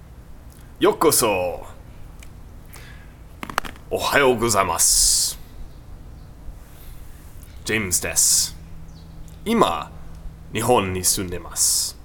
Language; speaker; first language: Japanese; non-native, learner; English